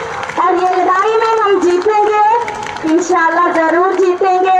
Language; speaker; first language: Hindi; non-native, local second language; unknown